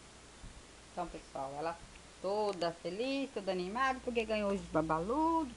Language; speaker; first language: Portuguese; native; Portuguese